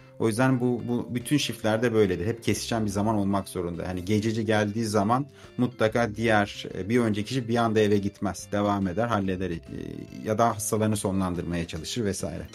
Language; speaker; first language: Turkish; native; Turkish